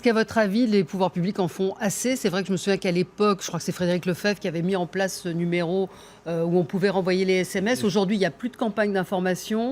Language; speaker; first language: French; native; French